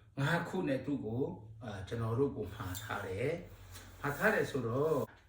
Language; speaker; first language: Burmese; non-native, local second language; S'gaw Karen